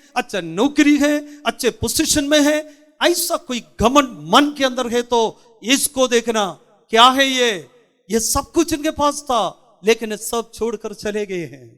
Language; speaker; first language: Hindi; non-native, local second language; Malayalam